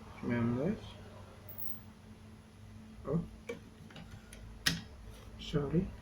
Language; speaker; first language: English; non-native, learner; Indonesian